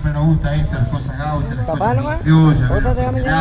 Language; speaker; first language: Spanish; native; Spanish